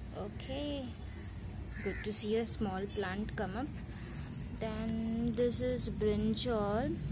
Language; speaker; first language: English; non-native, local second language; Telugu